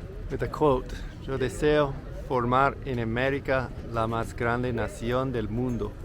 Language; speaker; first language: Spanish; non-native, learner; English